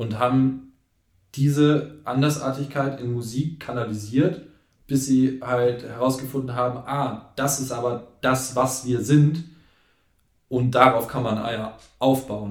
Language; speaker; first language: German; native; German